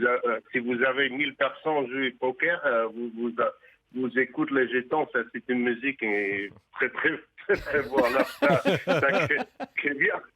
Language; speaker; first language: French; non-native, fluent; Russian